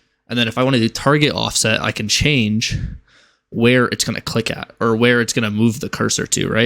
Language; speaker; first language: English; native; English